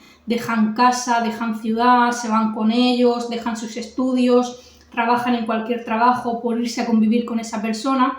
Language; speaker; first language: Spanish; native; Spanish